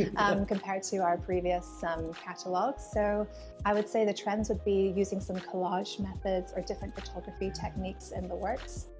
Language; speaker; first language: English; native; English